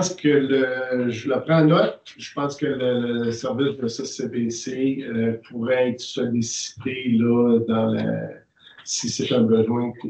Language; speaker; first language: French; native; French